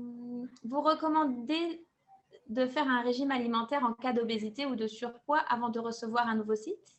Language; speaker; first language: French; native; French